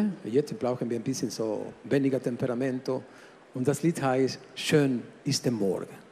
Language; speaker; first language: German; non-native, fluent; Spanish